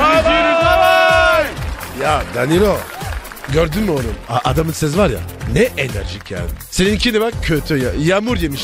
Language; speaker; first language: Turkish; non-native, learner; French